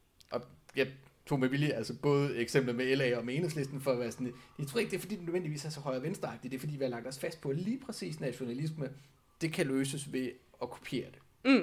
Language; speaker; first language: Danish; native; Danish